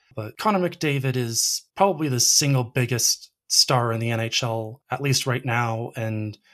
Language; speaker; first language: English; native; English